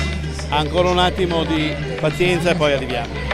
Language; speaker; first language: Italian; native; Italian